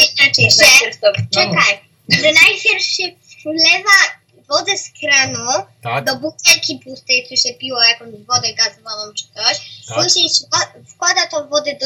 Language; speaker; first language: Polish; early bilingual, heritage; Polish